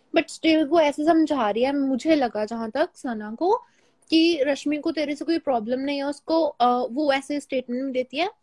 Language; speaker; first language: Hindi; native; Hindi